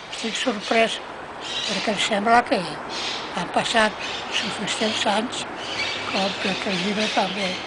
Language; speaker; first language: Catalan; non-native, local second language; Spanish